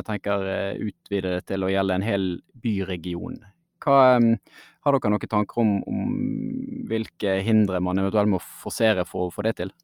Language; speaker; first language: Norwegian; native; Norwegian